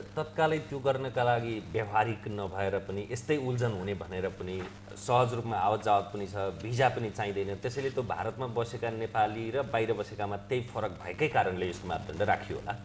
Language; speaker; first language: Nepali; native; Nepali